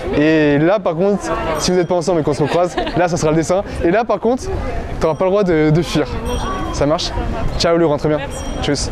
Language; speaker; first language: French; native; French